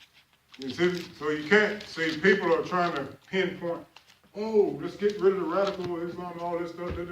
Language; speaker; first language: English; native; English